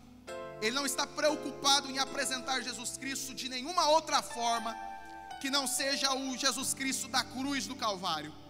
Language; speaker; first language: Portuguese; native; Portuguese